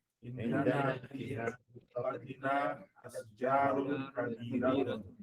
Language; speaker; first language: Arabic; non-native, learner; English